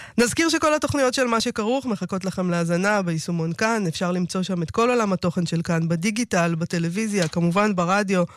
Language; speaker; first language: Hebrew; native; Hebrew